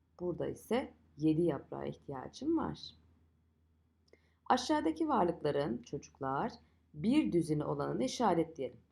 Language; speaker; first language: Turkish; native; Turkish